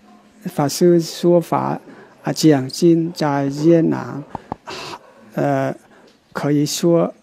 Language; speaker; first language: Chinese; non-native, local second language; Vietnamese